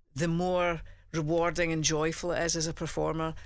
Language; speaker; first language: English; native; English